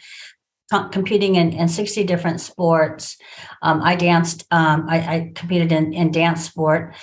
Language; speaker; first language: English; native; English